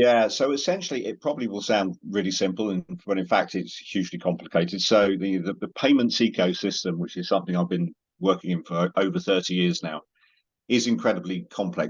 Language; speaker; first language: English; native; English